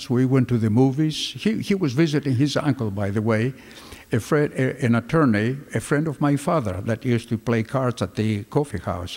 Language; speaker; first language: English; non-native, fluent; Greek